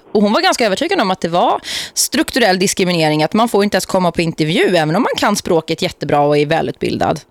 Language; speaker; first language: Swedish; native; Swedish